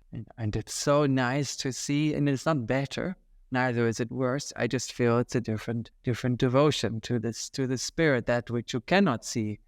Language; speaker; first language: English; non-native, fluent; German